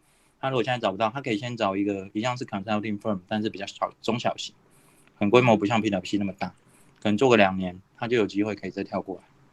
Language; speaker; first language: Chinese; native; Chinese